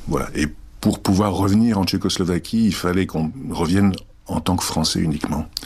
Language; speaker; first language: French; early bilingual, other home language; Czech